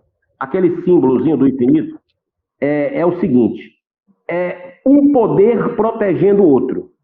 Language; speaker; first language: Portuguese; native; Portuguese